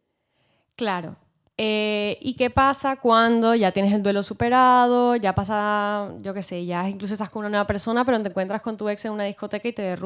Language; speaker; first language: Spanish; native; Spanish